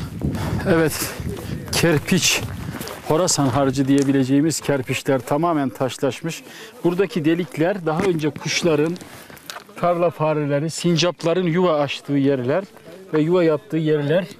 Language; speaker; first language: Turkish; native; Turkish